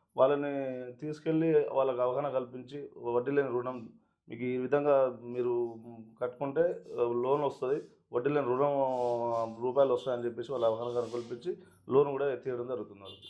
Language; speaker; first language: Telugu; non-native, local second language; Lambadi